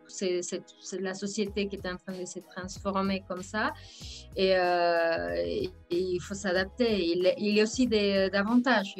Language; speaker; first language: French; non-native, fluent; Spanish